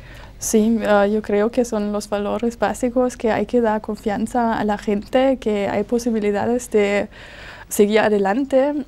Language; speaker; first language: Spanish; non-native, fluent; German